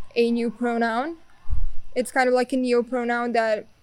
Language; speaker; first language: English; non-native, fluent; Bosnian